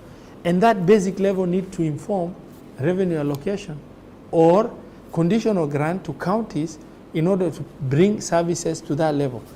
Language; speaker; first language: English; non-native, local second language; Somali